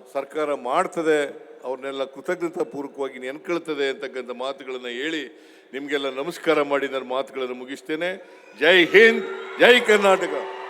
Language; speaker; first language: Kannada; native; Kannada